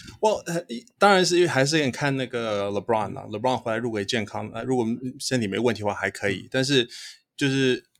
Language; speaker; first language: Chinese; early bilingual, heritage; Chinese